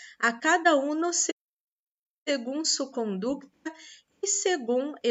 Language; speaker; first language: Spanish; non-native, learner; Portuguese